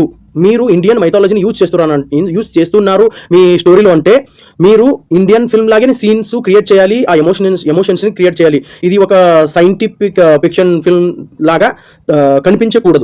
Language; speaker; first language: Telugu; non-native, learner; Kannada